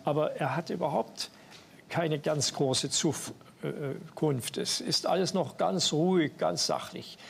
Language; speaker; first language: German; native; German